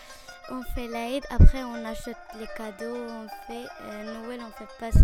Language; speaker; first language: French; non-native, learner; Arabic